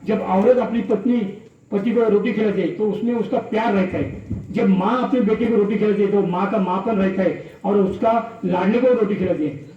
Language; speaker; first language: Hindi; non-native, local second language; Marathi